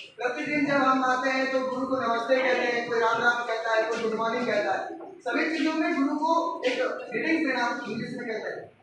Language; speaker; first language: Hindi; non-native, local second language; Bangla